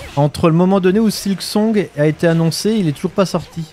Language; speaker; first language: French; native; French